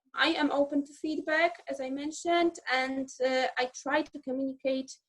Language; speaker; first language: English; non-native, fluent; Polish